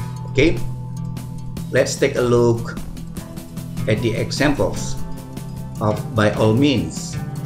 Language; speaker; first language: English; non-native, fluent; Indonesian